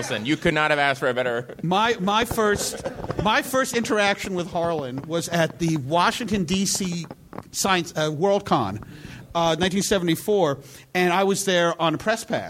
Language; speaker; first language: English; native; English